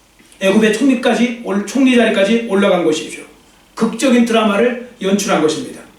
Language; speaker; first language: Korean; native; Korean